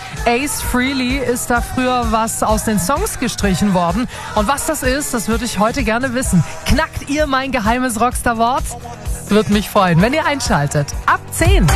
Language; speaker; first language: German; native; German